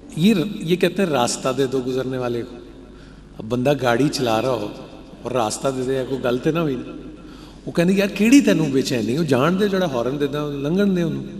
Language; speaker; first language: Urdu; non-native, local second language; Punjabi